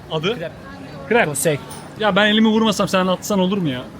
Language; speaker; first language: Turkish; native; Turkish